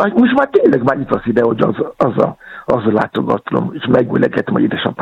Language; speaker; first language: Hungarian; non-native, fluent; Yoruba